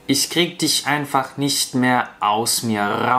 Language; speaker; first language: German; non-native, fluent; Russian